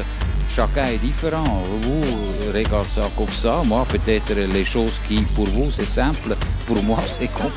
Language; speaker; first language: French; non-native, fluent; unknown